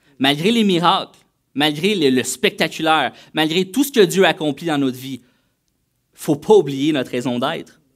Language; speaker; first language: French; native; French